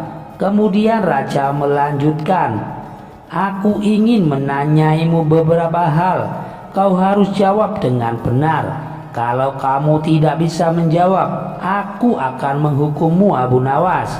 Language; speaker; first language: Indonesian; native; Indonesian